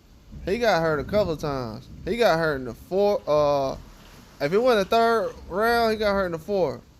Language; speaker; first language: English; native; English